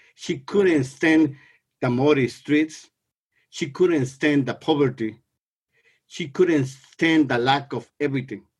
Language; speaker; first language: English; non-native, fluent; Spanish